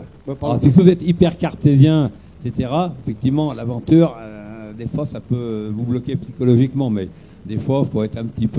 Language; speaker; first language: French; native; French